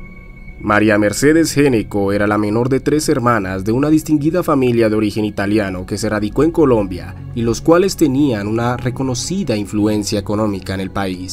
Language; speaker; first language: Spanish; native; Spanish